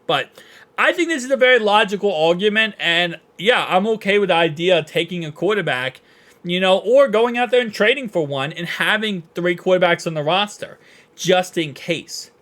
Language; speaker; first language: English; native; English